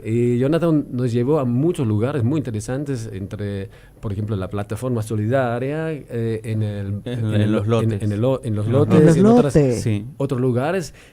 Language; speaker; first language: Spanish; non-native, fluent; German